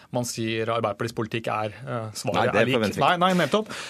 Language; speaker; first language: Norwegian; native; Norwegian